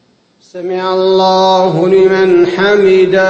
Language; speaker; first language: Arabic; native; Arabic